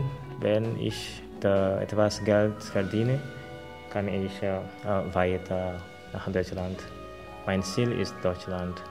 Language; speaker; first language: German; non-native, fluent; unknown